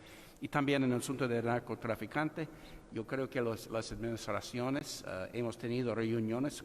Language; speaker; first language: Spanish; non-native, fluent; English